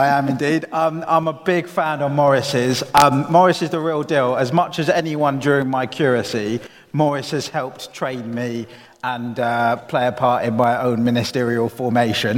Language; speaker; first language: English; native; English